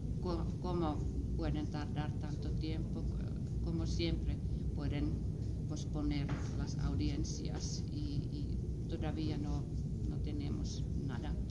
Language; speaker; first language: Spanish; non-native, fluent; Finnish